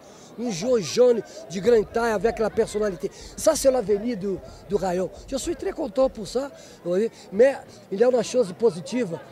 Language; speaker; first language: French; non-native, fluent; Portuguese